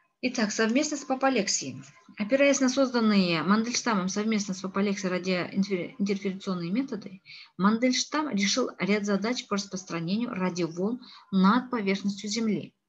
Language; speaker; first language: Russian; non-native, local second language; Kazakh